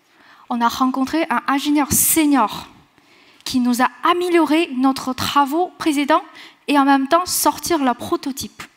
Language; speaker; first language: French; non-native, fluent; Chinese